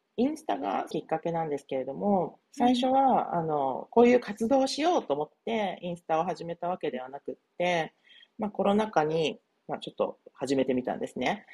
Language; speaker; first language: Japanese; native; Japanese